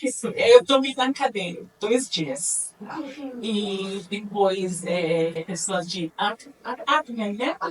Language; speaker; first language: Portuguese; non-native, learner; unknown